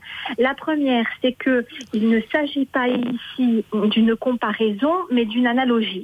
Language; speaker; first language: French; native; French